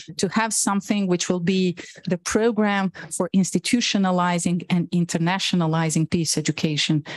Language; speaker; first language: English; non-native, fluent; Bosnian